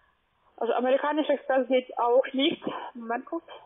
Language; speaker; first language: German; non-native, learner; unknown